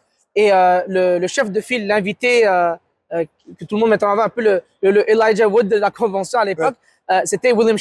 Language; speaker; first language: French; native; French